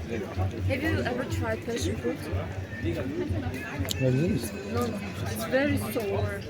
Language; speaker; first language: English; non-native, learner; Russian